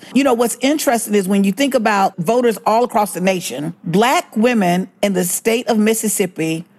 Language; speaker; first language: English; native; English